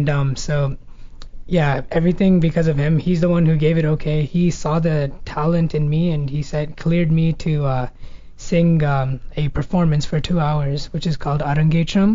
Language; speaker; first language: English; early bilingual, other home language; Telugu